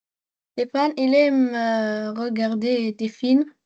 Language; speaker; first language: French; non-native, learner; Arabic